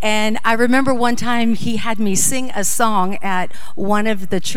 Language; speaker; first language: English; early bilingual, other home language; Dutch